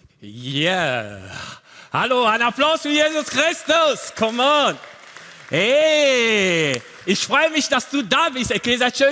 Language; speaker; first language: German; non-native, learner; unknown